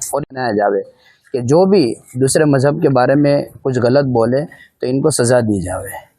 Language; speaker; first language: Urdu; non-native, local second language; Gujarati